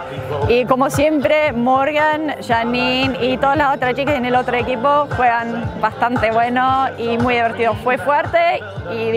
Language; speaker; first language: Spanish; non-native, fluent; English